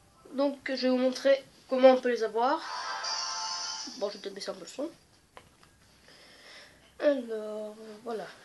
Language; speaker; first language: French; native; French